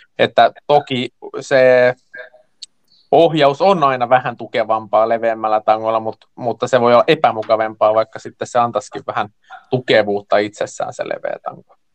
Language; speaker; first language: Finnish; non-native, local second language; Swedish